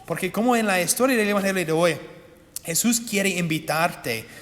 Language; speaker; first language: Spanish; non-native, fluent; English